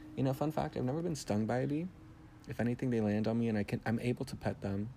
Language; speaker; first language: English; early bilingual, other home language; Spanish